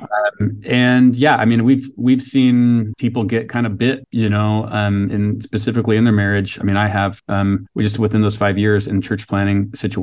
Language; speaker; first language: English; native; English